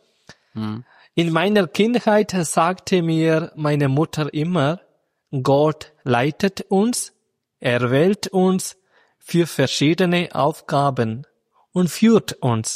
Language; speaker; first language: German; non-native, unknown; Malayalam